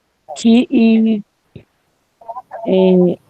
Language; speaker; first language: English; non-native, learner; Spanish